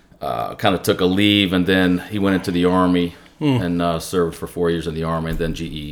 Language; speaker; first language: English; native; English